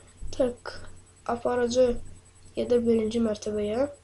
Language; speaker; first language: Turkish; non-native, learner; Azerbaijani